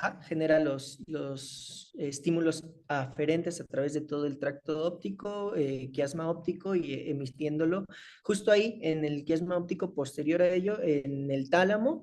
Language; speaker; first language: Spanish; native; Spanish